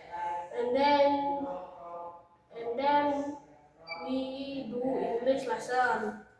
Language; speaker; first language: English; non-native, learner; Indonesian